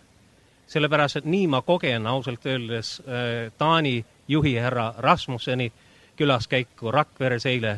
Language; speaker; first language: Estonian; early bilingual, heritage; Estonian